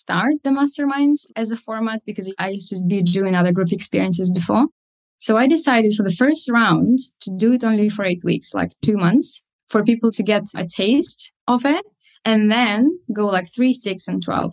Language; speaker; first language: English; non-native, fluent; Russian